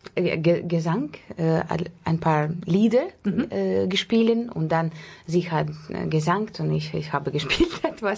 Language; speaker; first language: German; non-native, learner; Russian